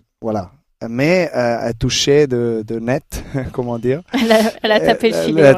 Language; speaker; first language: French; non-native, learner; Serbian